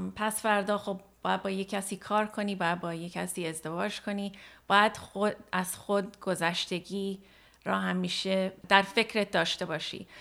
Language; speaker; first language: Persian; early bilingual, heritage; Persian